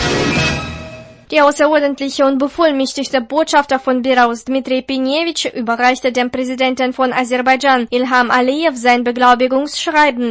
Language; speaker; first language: German; non-native, fluent; Russian